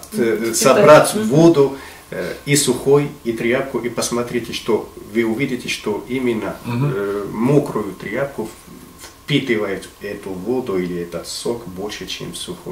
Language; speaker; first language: Russian; non-native, fluent; Arabic